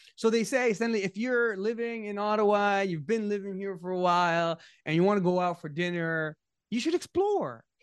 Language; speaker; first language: English; native; English